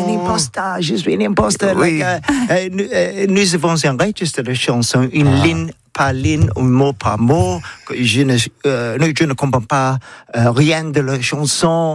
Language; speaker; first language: French; non-native, learner; English